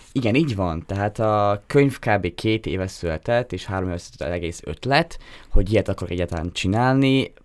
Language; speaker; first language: Hungarian; native; Hungarian